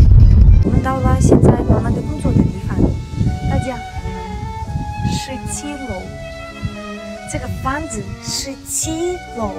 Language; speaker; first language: Chinese; non-native, learner; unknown